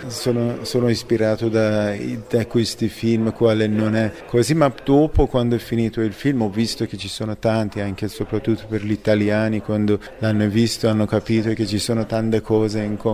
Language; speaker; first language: Italian; non-native, fluent; Persian